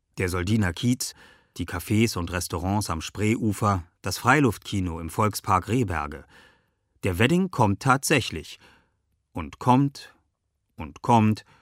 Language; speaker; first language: German; native; German